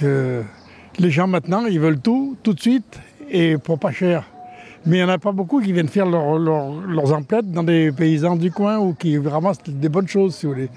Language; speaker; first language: French; native; French